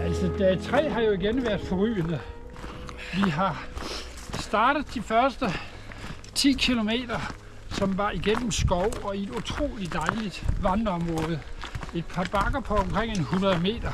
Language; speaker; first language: Danish; native; Danish